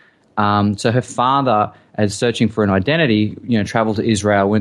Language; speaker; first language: English; native; English